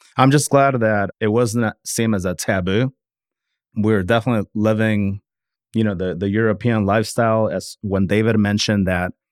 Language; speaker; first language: English; native; English